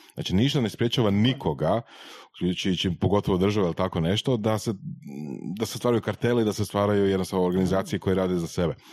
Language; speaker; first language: Croatian; native; Croatian